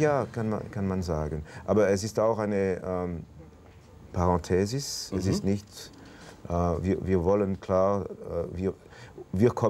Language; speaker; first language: German; non-native, local second language; French